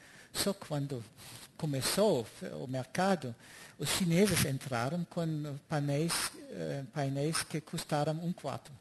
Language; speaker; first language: Portuguese; non-native, fluent; German